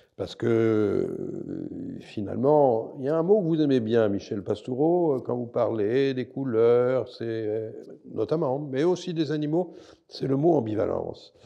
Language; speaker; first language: French; native; French